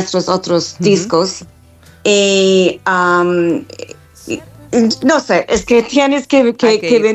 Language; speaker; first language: Spanish; non-native, fluent; English